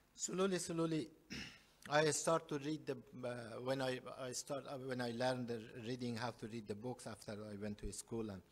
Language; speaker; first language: English; non-native, learner; Persian